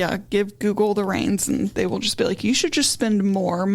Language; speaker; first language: English; native; English